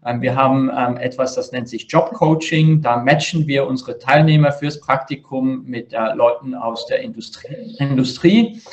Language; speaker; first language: German; native; German